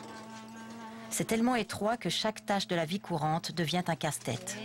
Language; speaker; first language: French; native; French